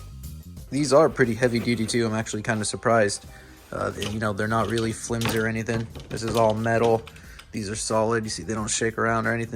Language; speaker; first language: English; native; English